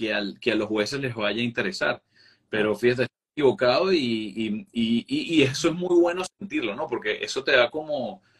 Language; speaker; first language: Spanish; native; Spanish